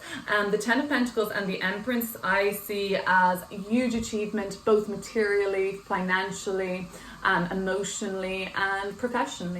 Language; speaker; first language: English; native; English